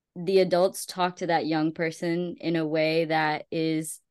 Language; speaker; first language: English; early bilingual, other home language; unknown